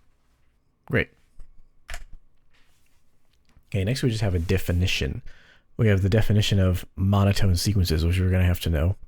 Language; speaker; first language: English; native; English